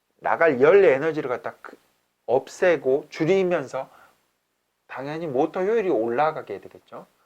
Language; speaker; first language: Korean; native; Korean